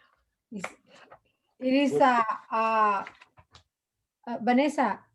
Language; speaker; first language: English; non-native, learner; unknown